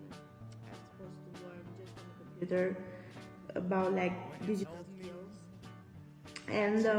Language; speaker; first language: English; non-native, learner; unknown